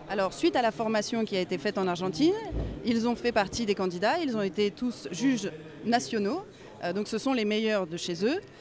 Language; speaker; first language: French; native; French